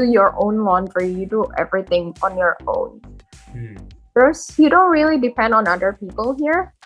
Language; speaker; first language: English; non-native, fluent; Indonesian